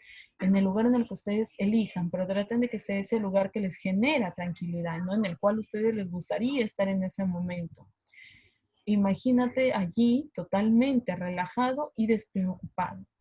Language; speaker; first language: Spanish; native; Spanish